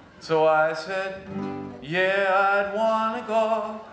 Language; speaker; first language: English; native; English